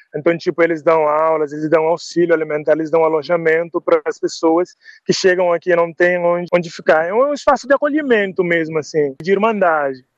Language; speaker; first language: Portuguese; non-native, local second language; Upper Guinea Crioulo